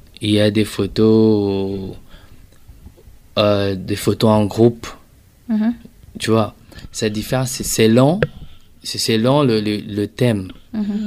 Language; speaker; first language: French; non-native, local second language; Rundi